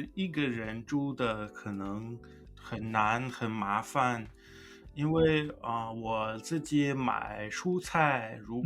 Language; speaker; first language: Chinese; non-native, fluent; English